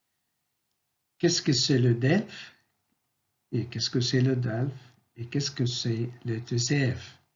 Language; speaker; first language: French; non-native, fluent; Arabic